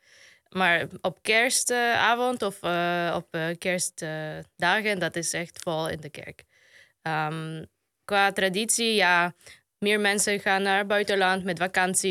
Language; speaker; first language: Dutch; non-native, fluent; Polish